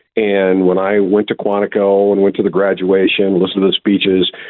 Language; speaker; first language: English; native; English